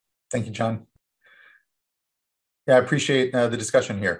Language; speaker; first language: English; early bilingual, other home language; Spanish